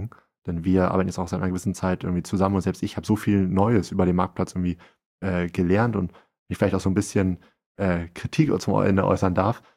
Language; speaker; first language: German; native; German